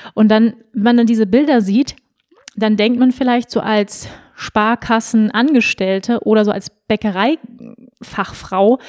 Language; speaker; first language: German; native; German